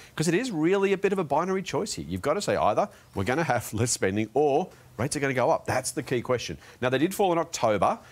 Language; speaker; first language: English; native; English